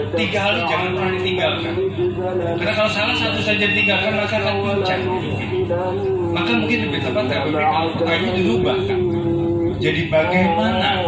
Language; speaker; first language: Indonesian; native; Indonesian